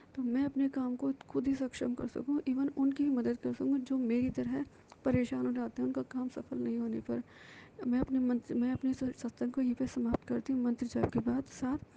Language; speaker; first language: Hindi; native; Hindi